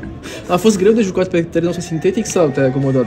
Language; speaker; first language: Romanian; native; Romanian